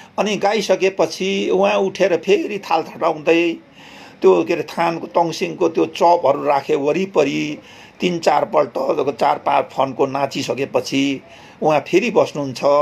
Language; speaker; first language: Nepali; non-native, local second language; Limbu